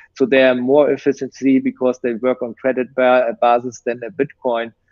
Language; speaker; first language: English; non-native, fluent; German